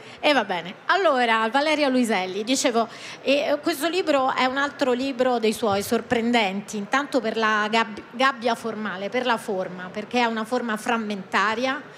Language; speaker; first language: Italian; native; Italian